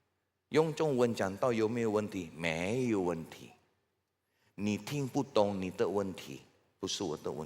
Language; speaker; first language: Chinese; non-native, fluent; Indonesian